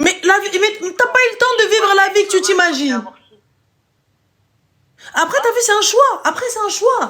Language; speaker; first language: French; early bilingual, other home language; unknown